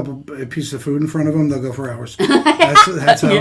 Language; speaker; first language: English; native; English